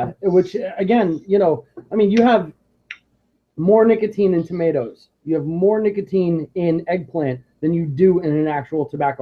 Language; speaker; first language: English; native; English